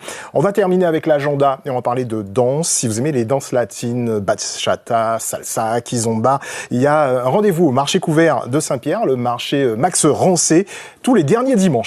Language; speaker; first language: French; native; French